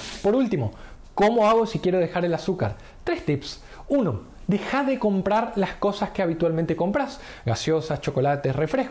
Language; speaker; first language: Spanish; native; Spanish